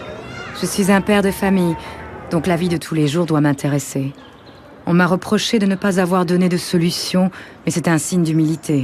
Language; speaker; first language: French; native; French